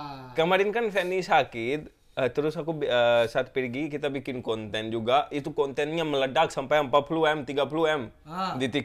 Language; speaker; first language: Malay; non-native, fluent; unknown